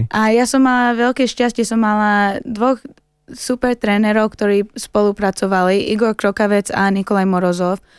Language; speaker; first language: Slovak; early bilingual, heritage; Slovak